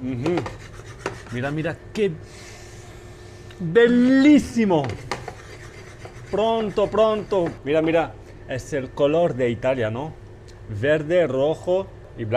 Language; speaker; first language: Spanish; non-native, learner; French